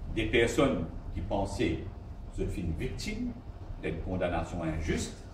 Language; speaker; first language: French; non-native, local second language; Morisyen